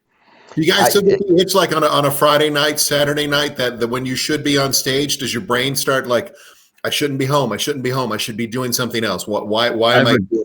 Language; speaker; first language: English; native; English